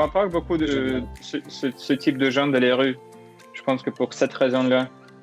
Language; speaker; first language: French; non-native, learner; Russian